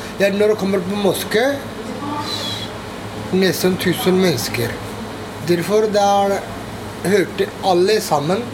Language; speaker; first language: Norwegian; non-native, learner; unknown